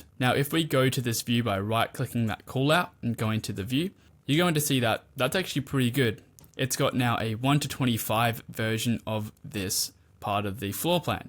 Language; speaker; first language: English; native; English